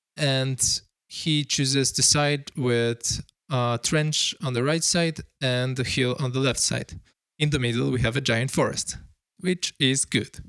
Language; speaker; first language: English; non-native, fluent; Polish